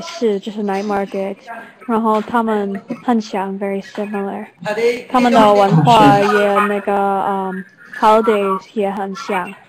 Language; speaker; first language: Chinese; non-native, learner; English